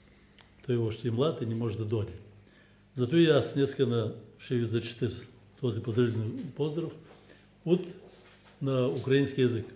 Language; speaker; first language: Bulgarian; early bilingual, heritage; Bulgarian